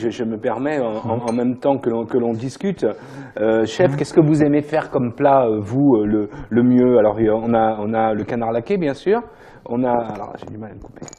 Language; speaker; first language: French; native; French